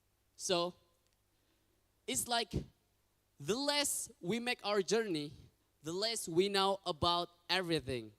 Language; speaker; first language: English; non-native, fluent; Indonesian